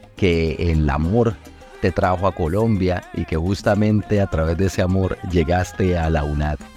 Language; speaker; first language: Spanish; native; Spanish